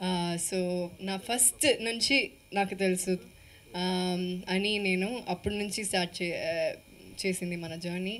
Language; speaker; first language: Telugu; non-native, fluent; Malayalam